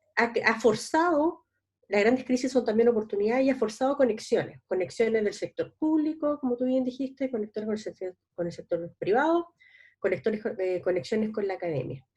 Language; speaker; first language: Spanish; native; Spanish